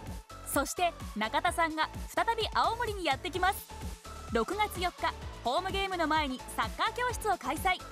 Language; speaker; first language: Japanese; native; Japanese